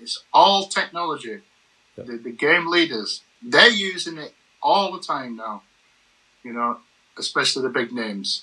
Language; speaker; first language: English; native; English